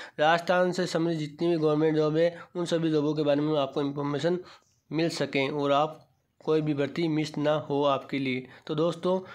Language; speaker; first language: Hindi; native; Hindi